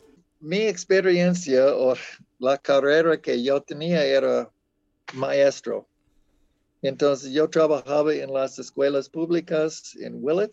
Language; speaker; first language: Spanish; non-native, fluent; English